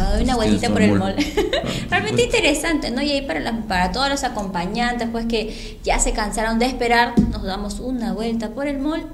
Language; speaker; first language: Spanish; native; Spanish